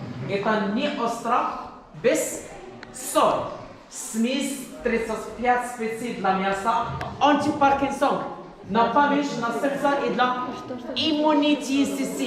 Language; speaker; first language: Russian; non-native, learner; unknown